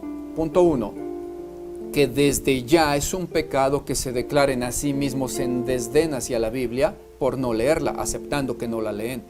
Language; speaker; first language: Spanish; native; Spanish